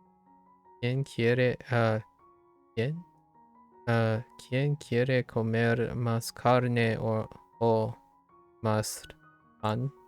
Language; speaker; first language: Spanish; non-native, learner; English